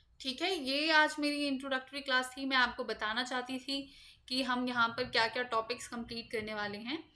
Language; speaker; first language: Hindi; native; Hindi